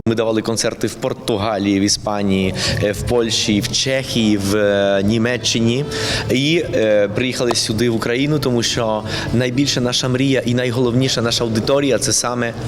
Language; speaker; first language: Ukrainian; non-native, fluent; Spanish